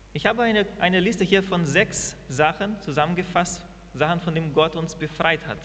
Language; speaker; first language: German; non-native, fluent; Portuguese